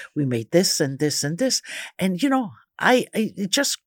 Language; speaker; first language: English; early bilingual, other home language; Croatian